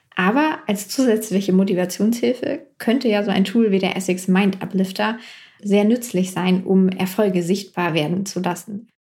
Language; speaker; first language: German; native; German